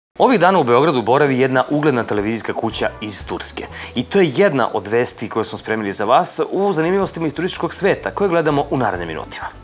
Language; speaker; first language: Serbian; native; Serbian